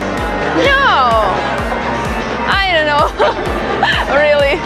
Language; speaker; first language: English; non-native, learner; Russian